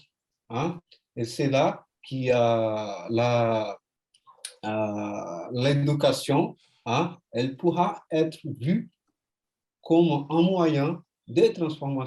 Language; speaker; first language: French; non-native, fluent; Portuguese